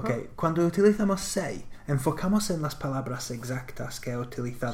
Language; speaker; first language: Spanish; non-native, fluent; English